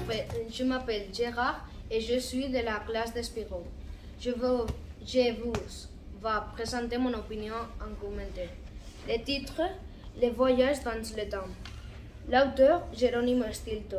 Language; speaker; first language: French; non-native, learner; Catalan